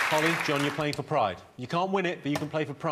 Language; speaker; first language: English; native; English